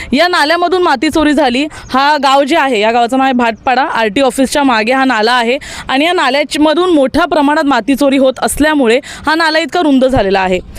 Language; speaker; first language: Marathi; native; Marathi